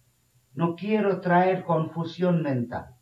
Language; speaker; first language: Spanish; non-native, fluent; Bangla